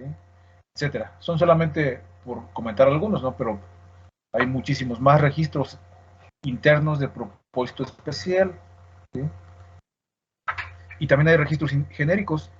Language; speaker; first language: Spanish; native; Spanish